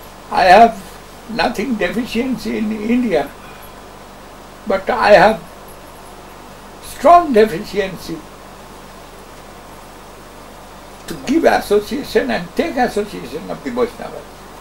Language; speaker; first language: English; non-native, local second language; Bangla